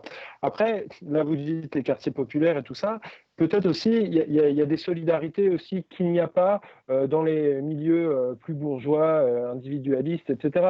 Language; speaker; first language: French; native; French